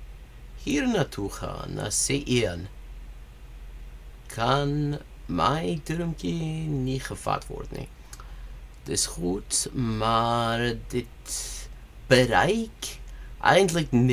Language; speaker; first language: Dutch; non-native, learner; English